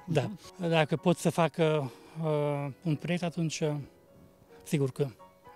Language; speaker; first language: Romanian; non-native, local second language; Hungarian